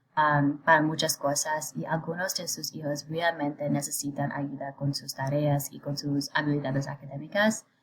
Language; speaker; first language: Spanish; non-native, learner; English